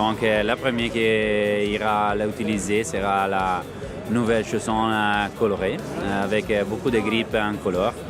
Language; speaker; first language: French; non-native, fluent; Italian